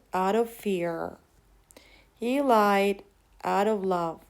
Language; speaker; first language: English; non-native, fluent; Turkish